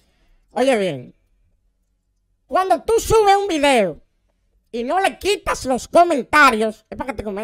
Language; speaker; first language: Spanish; native; Spanish